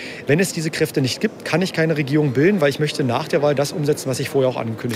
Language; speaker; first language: German; native; German